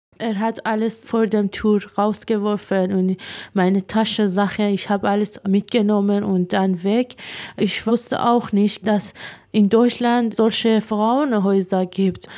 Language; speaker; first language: German; non-native, learner; Persian